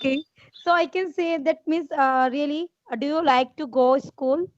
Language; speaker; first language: English; non-native, learner; Hindi